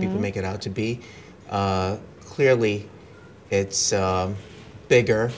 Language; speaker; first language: English; early bilingual, other home language; Romanian